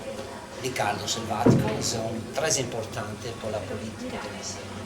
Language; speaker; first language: French; non-native, fluent; Italian